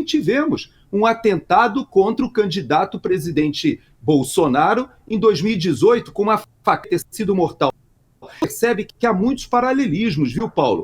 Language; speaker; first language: Portuguese; native; Portuguese